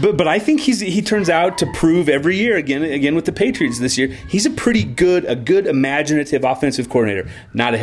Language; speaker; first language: English; native; English